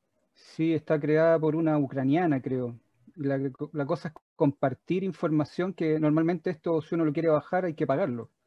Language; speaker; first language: Spanish; native; Spanish